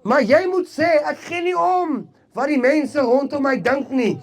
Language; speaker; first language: Afrikaans; non-native, local second language; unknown